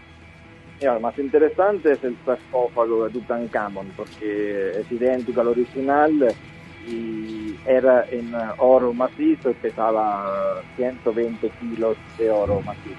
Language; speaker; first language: Spanish; non-native, fluent; Italian